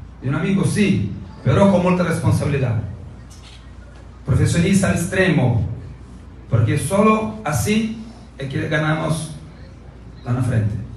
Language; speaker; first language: Spanish; non-native, learner; Portuguese